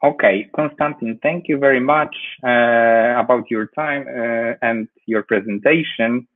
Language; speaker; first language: English; non-native, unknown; Polish